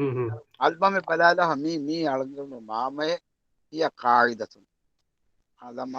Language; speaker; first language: Arabic; non-native, learner; Divehi